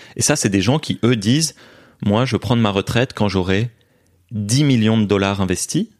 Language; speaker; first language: French; native; French